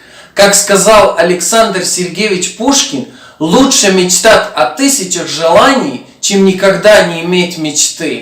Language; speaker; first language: Russian; non-native, fluent; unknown